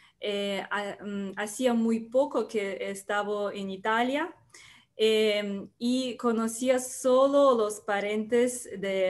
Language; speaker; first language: Spanish; non-native, learner; Russian